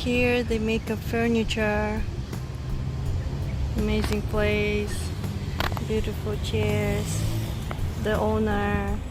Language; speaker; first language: English; non-native, fluent; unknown